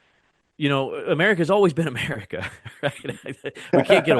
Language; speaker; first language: English; native; English